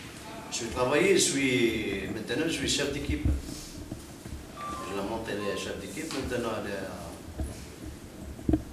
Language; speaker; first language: French; non-native, learner; Arabic